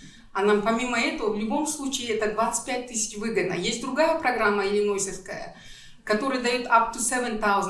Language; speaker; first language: Russian; non-native, local second language; Kyrgyz